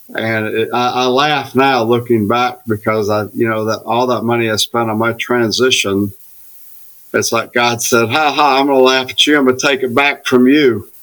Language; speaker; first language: English; native; English